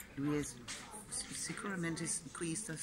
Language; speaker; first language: Italian; non-native, fluent; English